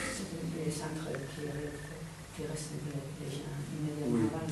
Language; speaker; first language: French; non-native, fluent; Spanish